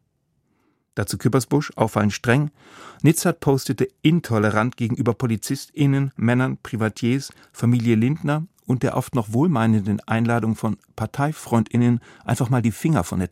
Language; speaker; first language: German; native; German